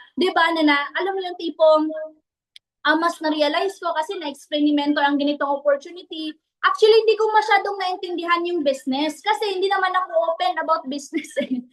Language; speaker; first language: Filipino; non-native, local second language; Cebuano